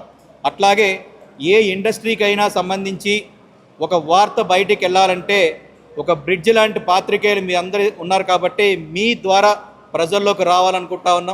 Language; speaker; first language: Telugu; native; Telugu